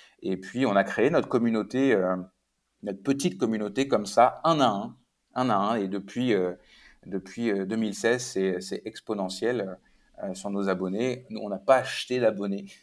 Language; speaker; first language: French; native; French